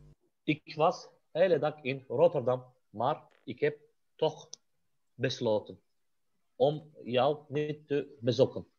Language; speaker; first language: Dutch; non-native, learner; Turkish